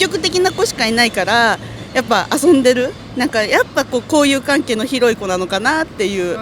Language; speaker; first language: Japanese; native; Japanese